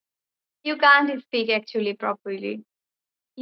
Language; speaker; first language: English; non-native, fluent; Bangla